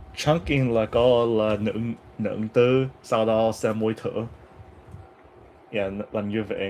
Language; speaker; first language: Vietnamese; non-native, learner; English